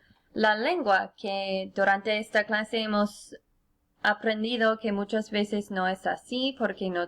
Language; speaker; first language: Spanish; non-native, fluent; English